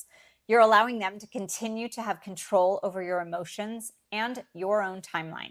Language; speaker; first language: English; native; English